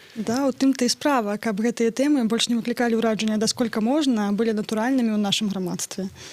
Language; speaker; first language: Belarusian; non-native, local second language; Russian